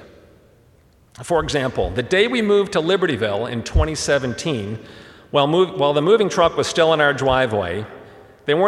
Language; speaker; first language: English; early bilingual, other home language; German